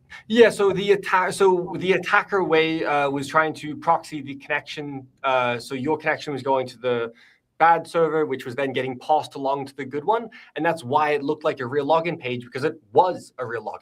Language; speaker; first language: English; native; English